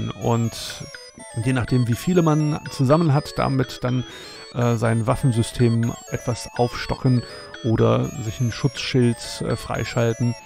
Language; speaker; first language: German; native; German